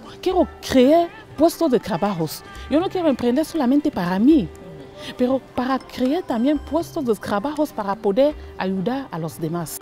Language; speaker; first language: Spanish; non-native, fluent; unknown